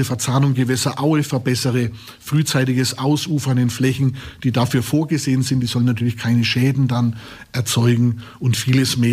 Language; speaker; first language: German; native; German